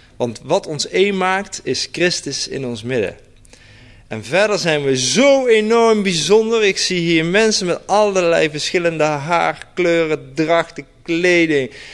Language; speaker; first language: Dutch; native; Dutch